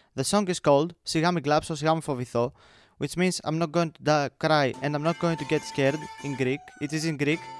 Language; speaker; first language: English; non-native, fluent; Greek